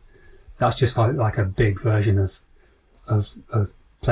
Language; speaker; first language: English; native; English